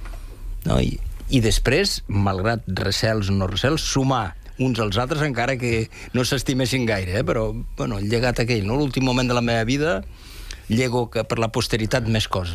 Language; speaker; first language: Catalan; native; Catalan